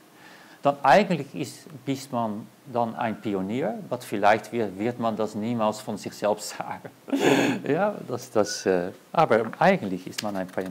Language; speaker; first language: German; non-native, learner; Dutch